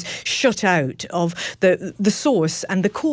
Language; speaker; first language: English; native; English